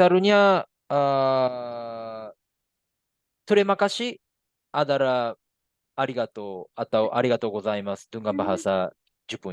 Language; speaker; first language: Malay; non-native, fluent; Japanese